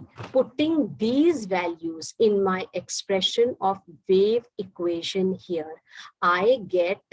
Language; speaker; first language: English; non-native, local second language; Hindi